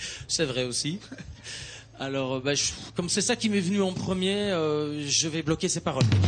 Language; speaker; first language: French; native; French